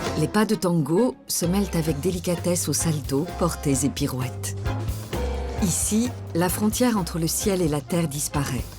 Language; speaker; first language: French; native; French